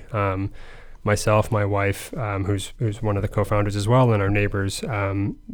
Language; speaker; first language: English; native; English